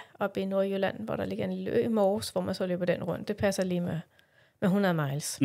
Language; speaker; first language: Danish; native; Danish